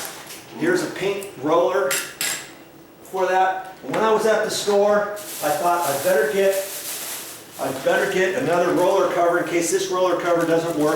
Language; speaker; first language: English; native; English